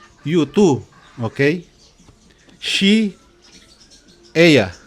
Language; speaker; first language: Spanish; non-native, learner; Filipino